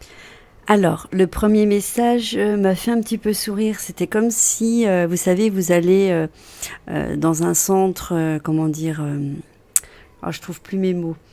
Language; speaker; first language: French; native; French